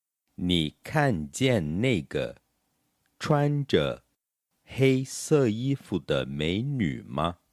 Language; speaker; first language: Chinese; non-native, fluent; Portuguese